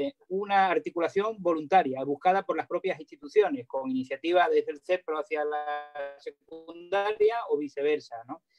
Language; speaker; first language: Spanish; native; Spanish